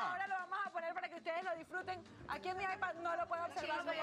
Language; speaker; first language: Spanish; native; Spanish